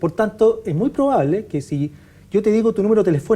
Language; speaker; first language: Spanish; native; Spanish